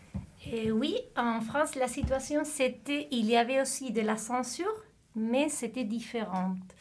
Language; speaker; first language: French; non-native, fluent; Spanish